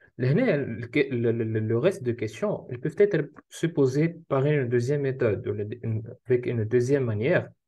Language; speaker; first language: French; non-native, local second language; Arabic